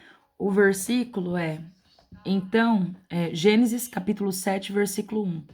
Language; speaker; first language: Portuguese; native; Portuguese